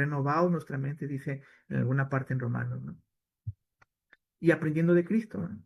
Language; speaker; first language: Spanish; native; Spanish